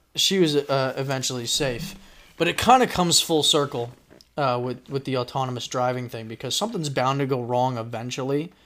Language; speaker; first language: English; native; English